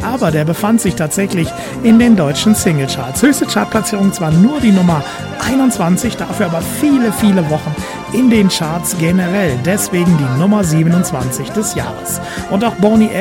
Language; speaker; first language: German; native; German